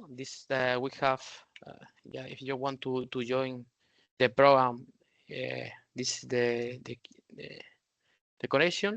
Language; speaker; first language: English; non-native, learner; Spanish